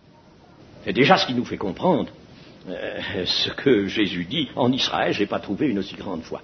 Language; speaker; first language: French; native; French